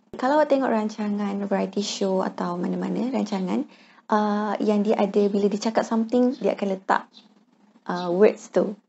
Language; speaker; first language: Malay; native; Malay